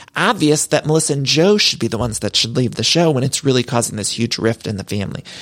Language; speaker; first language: English; early bilingual, other home language; Italian